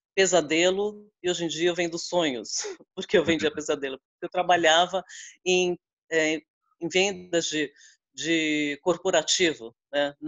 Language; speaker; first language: Portuguese; native; Portuguese